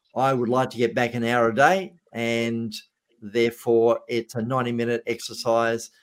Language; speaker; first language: English; native; English